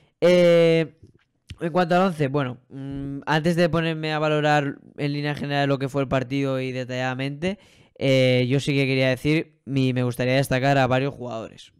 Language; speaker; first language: Spanish; native; Spanish